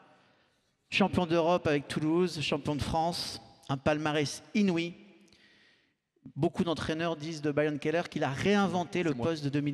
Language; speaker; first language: French; native; French